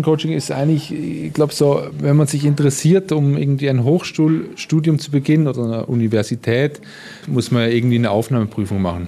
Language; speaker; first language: German; native; German